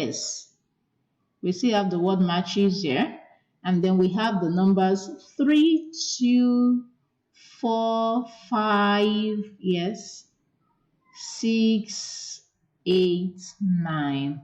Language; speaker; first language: English; non-native, local second language; Yoruba